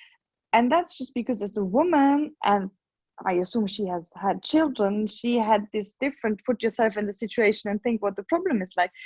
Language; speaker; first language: English; non-native, fluent; German